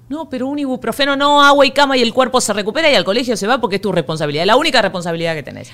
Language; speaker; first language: Spanish; native; Spanish